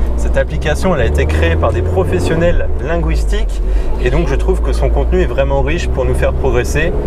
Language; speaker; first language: French; native; French